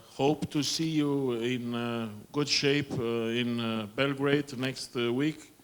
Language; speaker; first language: English; non-native, fluent; Romanian